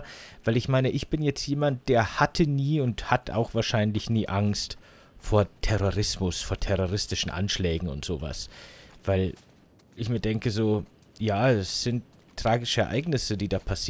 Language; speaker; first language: German; native; German